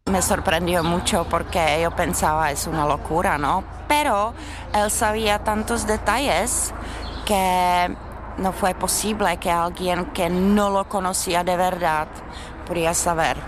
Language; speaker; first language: Spanish; non-native, learner; Czech